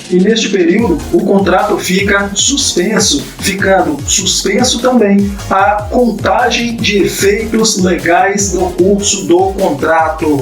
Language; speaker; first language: Portuguese; native; Portuguese